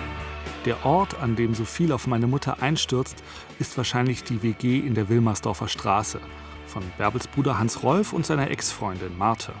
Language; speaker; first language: German; native; German